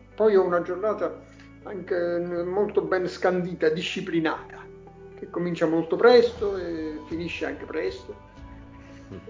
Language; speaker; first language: Italian; non-native, local second language; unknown